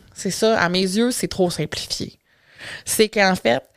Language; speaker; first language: French; native; French